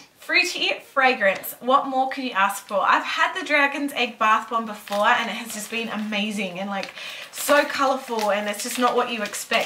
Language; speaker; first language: English; native; English